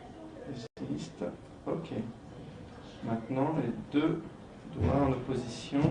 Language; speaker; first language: French; native; French